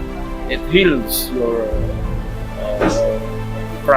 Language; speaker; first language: English; non-native, learner; Indonesian